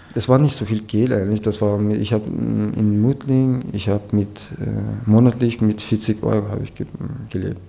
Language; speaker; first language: German; non-native, fluent; Persian